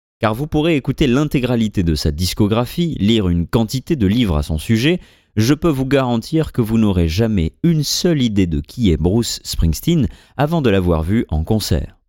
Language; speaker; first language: French; native; French